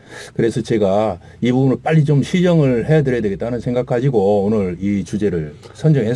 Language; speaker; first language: Korean; native; Korean